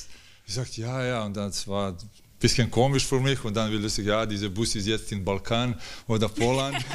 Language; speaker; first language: German; non-native, learner; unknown